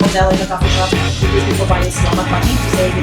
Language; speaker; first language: English; non-native, fluent; Indonesian